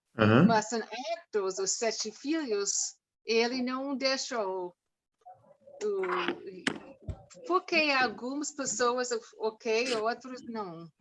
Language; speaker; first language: Portuguese; non-native, learner; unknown